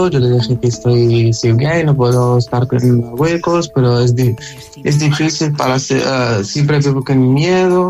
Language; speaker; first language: Spanish; non-native, learner; Arabic